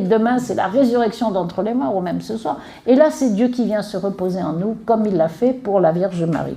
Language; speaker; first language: French; native; French